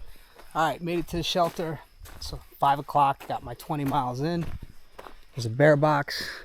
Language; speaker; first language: English; native; English